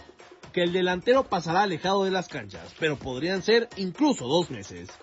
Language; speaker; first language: Spanish; native; Spanish